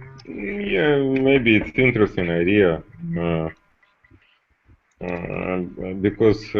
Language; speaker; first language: English; non-native, learner; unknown